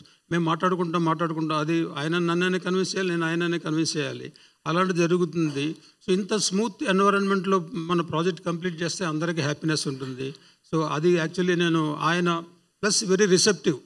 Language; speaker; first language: Telugu; native; Telugu